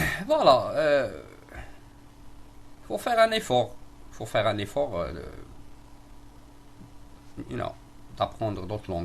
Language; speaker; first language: French; non-native, local second language; Arabic